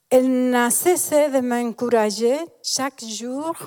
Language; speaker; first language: French; non-native, fluent; Spanish